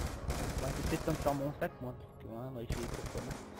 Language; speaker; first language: French; native; French